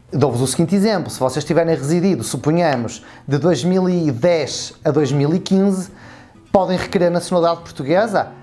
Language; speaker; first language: Portuguese; native; Portuguese